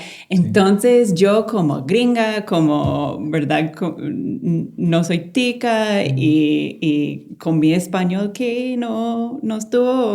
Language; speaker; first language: Spanish; non-native, fluent; English